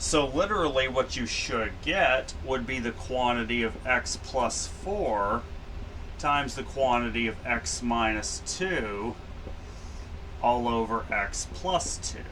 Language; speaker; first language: English; native; English